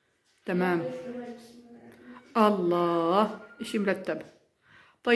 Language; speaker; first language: Arabic; native; Arabic